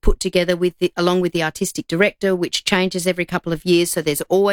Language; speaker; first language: English; native; English